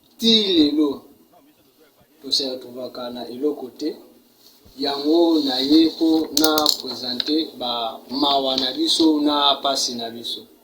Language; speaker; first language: Lingala; non-native, local second language; Kongo